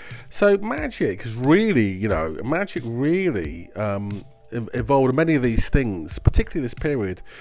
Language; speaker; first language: English; native; English